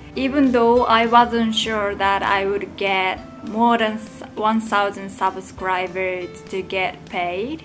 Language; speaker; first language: English; non-native, fluent; Japanese